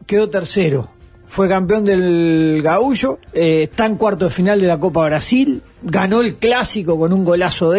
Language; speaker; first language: Spanish; native; Spanish